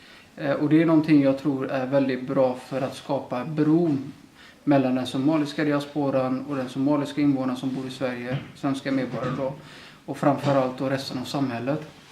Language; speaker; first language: Swedish; early bilingual, other home language; Somali